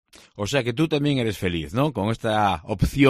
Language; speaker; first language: Spanish; native; Spanish